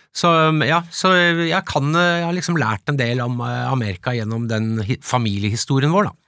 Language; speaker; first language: Norwegian; early bilingual, other home language; English